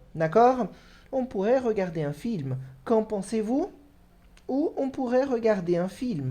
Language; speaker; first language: French; non-native, fluent; Portuguese